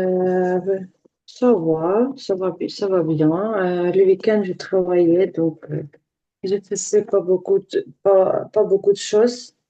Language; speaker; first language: French; non-native, learner; Ukrainian